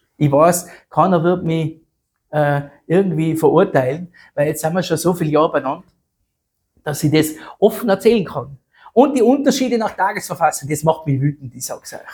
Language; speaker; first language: German; native; German